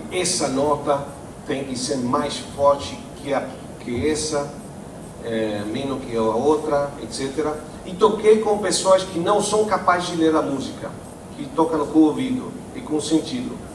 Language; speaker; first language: Portuguese; non-native, fluent; Italian